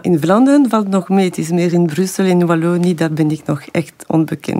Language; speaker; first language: Dutch; non-native, local second language; French